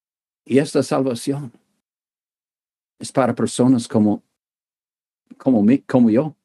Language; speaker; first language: Spanish; non-native, fluent; English